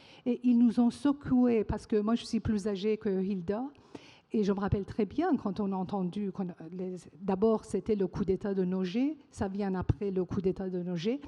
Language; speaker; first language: French; non-native, fluent; Persian